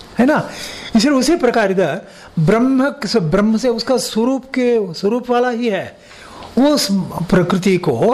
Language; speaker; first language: Hindi; non-native, local second language; Kannada